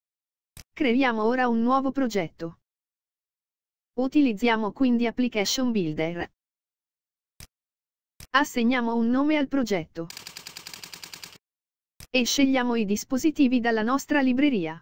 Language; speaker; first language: Italian; native; Italian